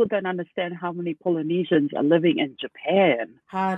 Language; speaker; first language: English; native; English